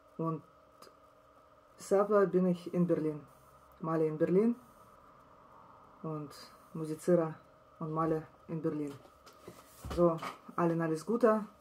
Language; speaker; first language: German; non-native, learner; Russian